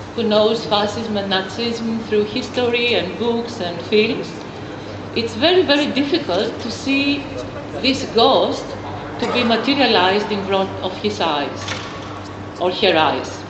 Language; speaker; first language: English; non-native, fluent; Greek